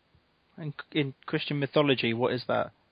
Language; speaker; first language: English; native; English